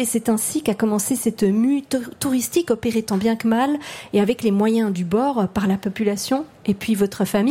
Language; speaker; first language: French; native; French